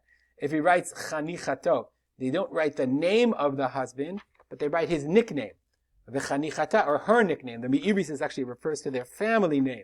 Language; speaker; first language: English; native; English